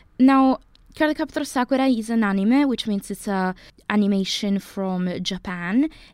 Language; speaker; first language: English; non-native, fluent; Italian